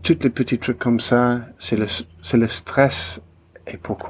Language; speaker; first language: French; non-native, learner; English